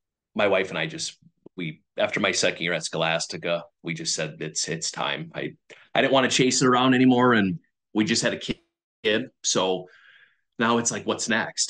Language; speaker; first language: English; native; English